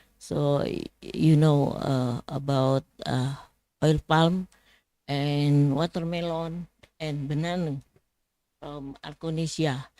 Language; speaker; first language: English; non-native, fluent; Indonesian